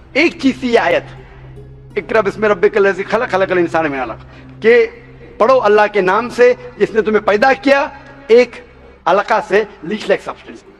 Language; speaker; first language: Hindi; non-native, local second language; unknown